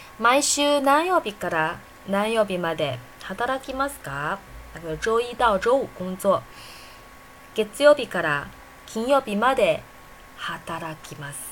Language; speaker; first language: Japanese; non-native, fluent; Chinese